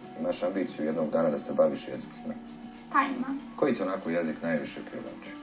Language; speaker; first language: Bosnian; native; Bosnian